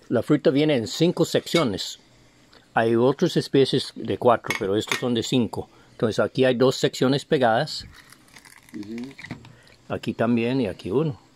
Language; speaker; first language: Spanish; non-native, fluent; English